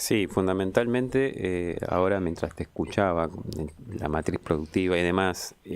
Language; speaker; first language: Spanish; native; Spanish